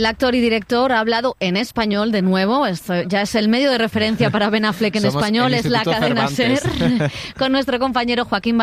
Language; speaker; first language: Spanish; native; Spanish